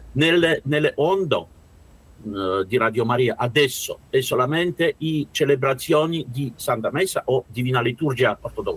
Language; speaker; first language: Italian; non-native, learner; Russian